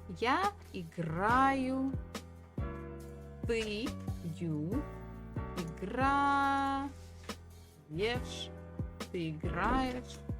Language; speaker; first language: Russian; non-native, fluent; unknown